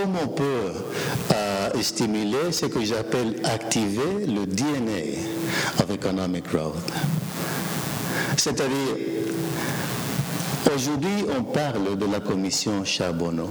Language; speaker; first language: French; non-native, fluent; Spanish